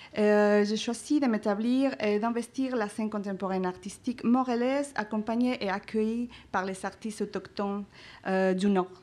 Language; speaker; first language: French; non-native, fluent; Spanish